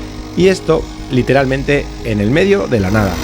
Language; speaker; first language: Spanish; native; Spanish